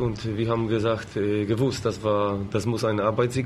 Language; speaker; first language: German; non-native, learner; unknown